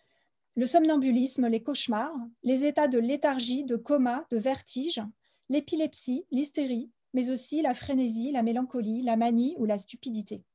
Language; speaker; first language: French; native; French